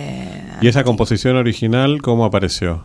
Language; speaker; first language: Spanish; native; Spanish